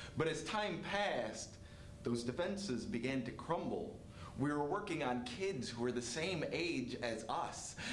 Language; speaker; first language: English; native; English